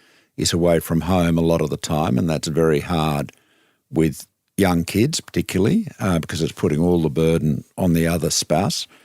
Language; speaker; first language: English; native; English